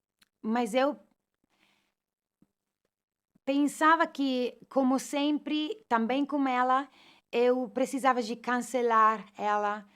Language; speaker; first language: Portuguese; non-native, fluent; Italian